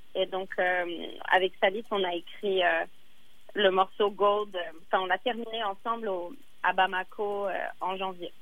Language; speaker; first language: French; native; French